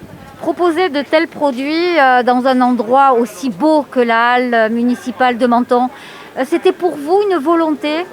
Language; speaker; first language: French; native; French